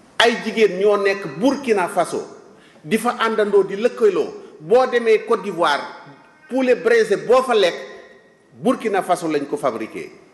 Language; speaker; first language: Wolof; native; Wolof